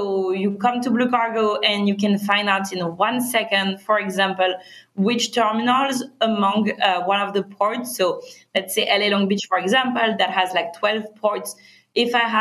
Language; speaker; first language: English; non-native, fluent; French